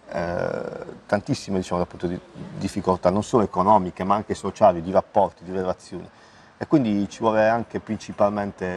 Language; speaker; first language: Italian; native; Italian